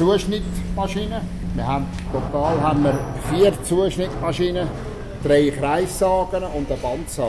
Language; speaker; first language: German; native; German